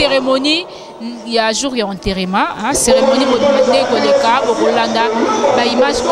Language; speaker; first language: French; non-native, local second language; Lingala